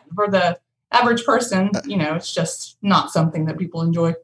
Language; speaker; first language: English; native; English